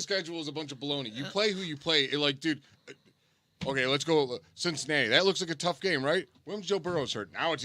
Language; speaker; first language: English; native; English